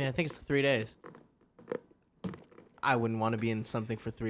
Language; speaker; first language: English; native; English